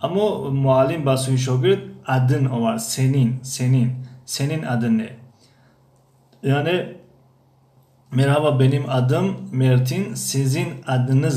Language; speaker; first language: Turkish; non-native, fluent; Persian